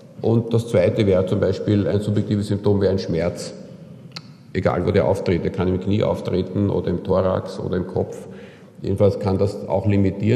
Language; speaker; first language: German; native; German